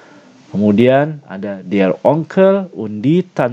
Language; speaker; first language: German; non-native, learner; Indonesian